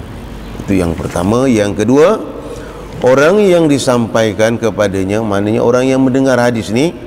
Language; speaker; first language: Malay; native; Malay